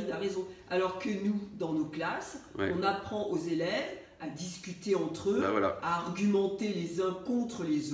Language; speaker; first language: French; native; French